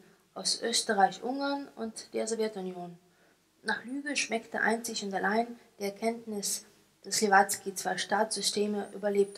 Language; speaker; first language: German; non-native, fluent; Ukrainian